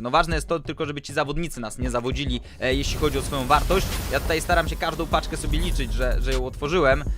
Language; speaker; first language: Polish; native; Polish